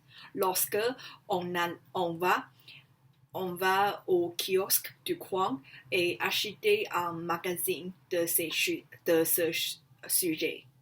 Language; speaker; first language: French; non-native, learner; Chinese